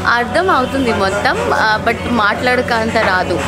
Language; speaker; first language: Telugu; non-native, learner; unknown